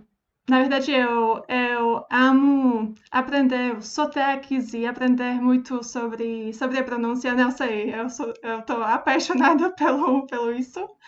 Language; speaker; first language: Portuguese; non-native, fluent; Slovak